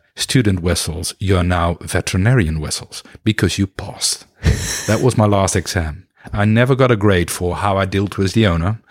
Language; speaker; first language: English; non-native, fluent; Dutch